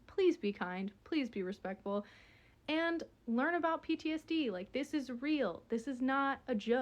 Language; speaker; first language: English; native; English